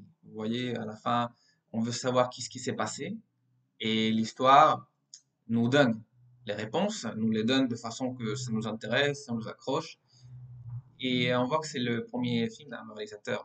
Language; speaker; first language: French; non-native, fluent; Spanish